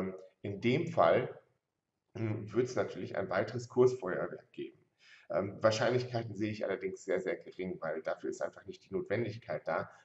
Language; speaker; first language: German; native; German